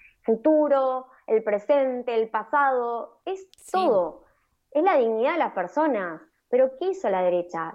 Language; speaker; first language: Spanish; native; Spanish